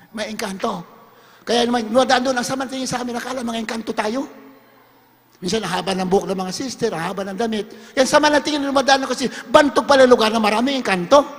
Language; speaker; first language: Filipino; non-native, local second language; Hiligaynon